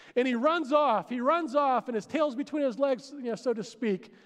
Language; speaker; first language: English; native; English